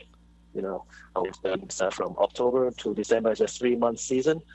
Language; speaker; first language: English; non-native, local second language; Cantonese